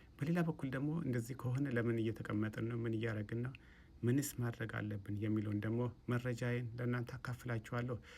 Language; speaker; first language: Amharic; native; Amharic